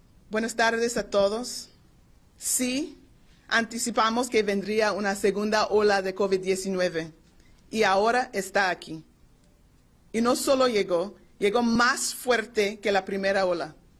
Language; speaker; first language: Spanish; non-native, learner; English